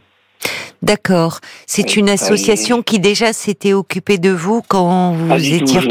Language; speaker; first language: French; native; French